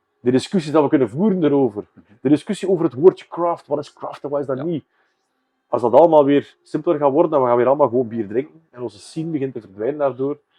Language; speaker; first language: Dutch; native; Dutch